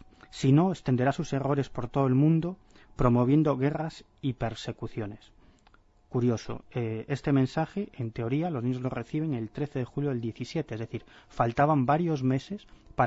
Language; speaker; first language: Spanish; native; Spanish